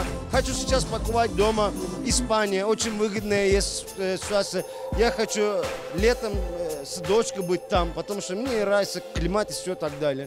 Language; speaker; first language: Russian; non-native, learner; Turkish